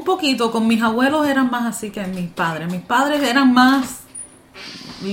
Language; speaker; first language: Spanish; early bilingual, heritage; Spanish